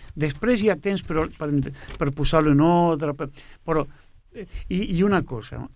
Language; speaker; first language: Catalan; non-native, fluent; Portuguese